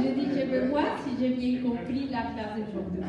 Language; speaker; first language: French; non-native, learner; Spanish